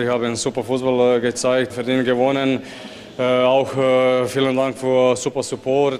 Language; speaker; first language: German; non-native, fluent; Croatian